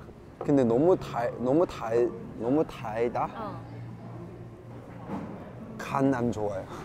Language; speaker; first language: Korean; non-native, fluent; Cantonese